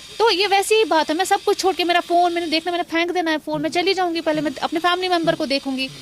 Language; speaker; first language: Hindi; non-native, local second language; Kashmiri